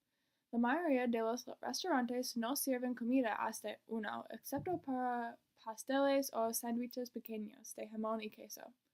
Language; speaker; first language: Spanish; non-native, learner; English